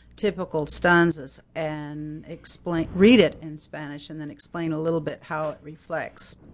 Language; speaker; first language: English; native; English